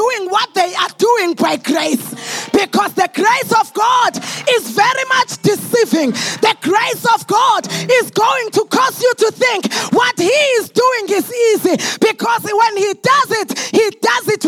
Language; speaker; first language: English; non-native, local second language; Zulu